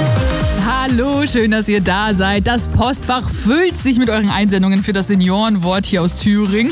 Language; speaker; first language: German; native; German